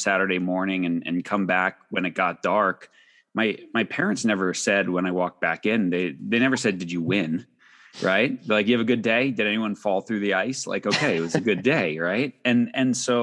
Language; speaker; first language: English; native; English